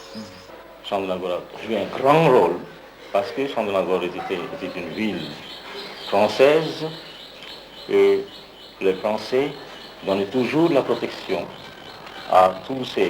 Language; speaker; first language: French; non-native, local second language; Bangla